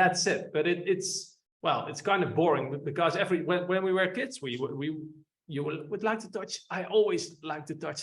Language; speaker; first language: English; non-native, fluent; Dutch